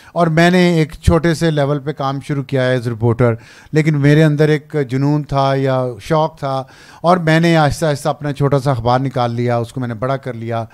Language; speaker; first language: Urdu; non-native, local second language; Punjabi